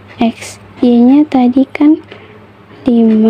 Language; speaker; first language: Indonesian; native; Indonesian